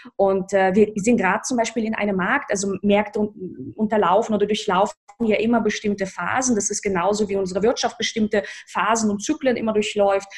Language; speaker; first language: German; early bilingual, other home language; Russian